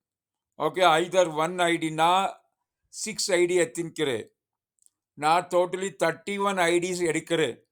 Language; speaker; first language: Tamil; non-native, learner; Kannada